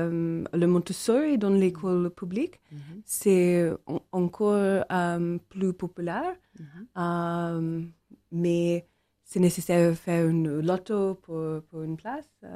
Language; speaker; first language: French; non-native, learner; English